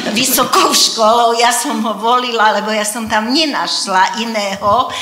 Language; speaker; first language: Slovak; non-native, local second language; Hungarian